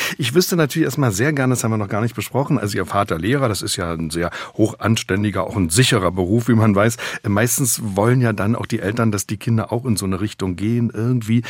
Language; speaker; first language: German; native; German